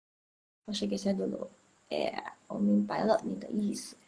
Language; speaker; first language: Chinese; non-native, local second language; Indonesian